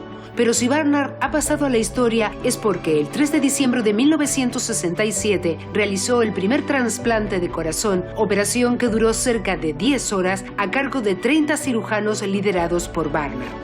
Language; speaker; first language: Spanish; native; Spanish